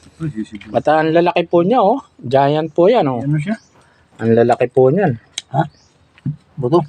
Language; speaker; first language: Filipino; native; Filipino